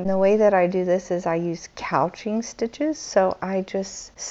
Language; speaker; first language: English; native; English